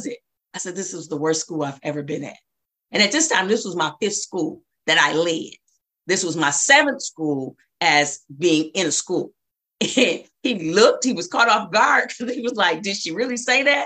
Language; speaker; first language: English; native; English